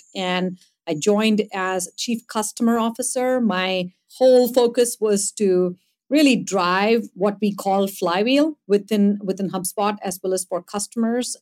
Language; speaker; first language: English; non-native, local second language; Tamil